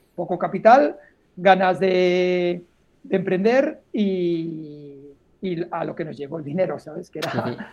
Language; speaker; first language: Spanish; native; Spanish